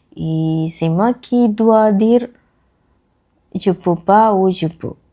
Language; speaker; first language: French; non-native, learner; Tamil